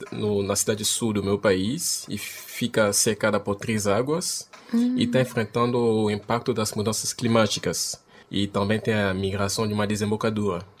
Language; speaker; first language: Portuguese; non-native, fluent; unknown